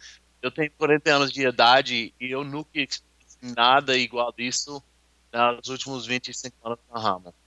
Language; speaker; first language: Portuguese; non-native, learner; English